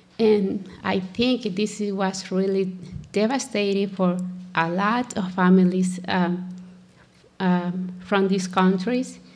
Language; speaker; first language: English; non-native, learner; Spanish